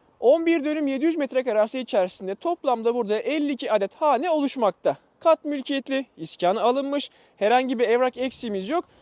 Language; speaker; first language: Turkish; native; Turkish